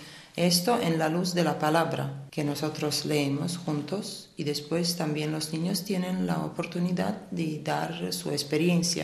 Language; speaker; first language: Spanish; non-native, fluent; Armenian